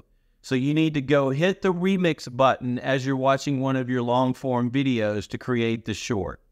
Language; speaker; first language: English; native; English